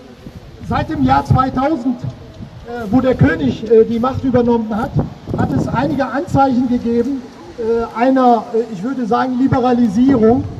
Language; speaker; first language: German; early bilingual, other home language; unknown